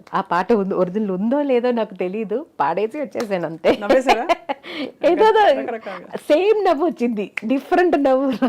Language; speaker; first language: Telugu; non-native, local second language; Malayalam